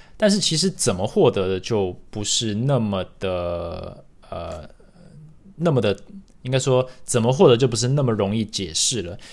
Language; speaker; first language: Chinese; early bilingual, other home language; English